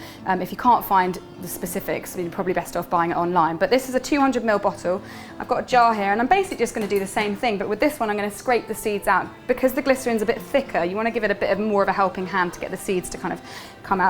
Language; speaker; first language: English; native; English